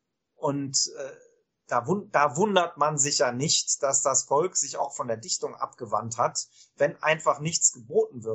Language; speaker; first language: German; native; German